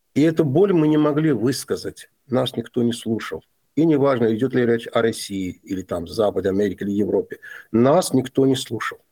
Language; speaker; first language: Russian; non-native, local second language; Azerbaijani